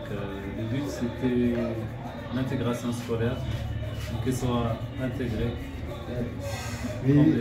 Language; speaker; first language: French; non-native, local second language; Arabic